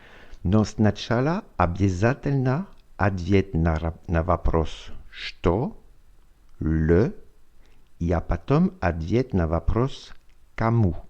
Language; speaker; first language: Russian; non-native, fluent; French